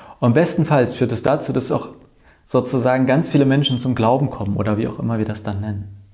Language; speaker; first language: German; native; German